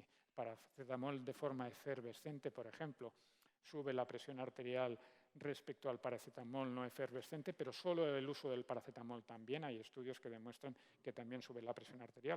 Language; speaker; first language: Spanish; native; Spanish